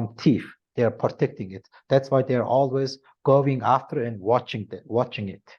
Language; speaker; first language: English; non-native, learner; Mongolian